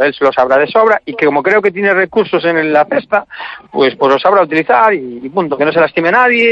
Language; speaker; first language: Spanish; native; Spanish